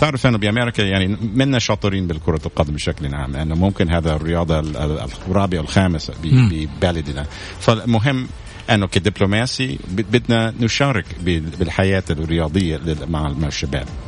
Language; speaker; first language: Arabic; non-native, fluent; English